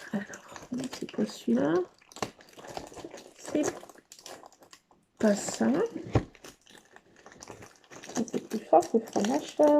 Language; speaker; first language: French; native; French